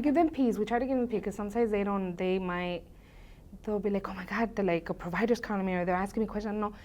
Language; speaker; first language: English; early bilingual, other home language; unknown